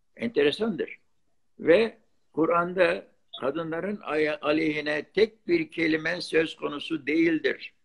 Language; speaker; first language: Turkish; non-native, local second language; Arabic